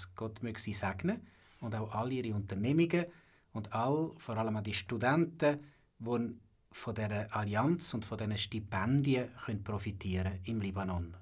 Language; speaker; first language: German; native; German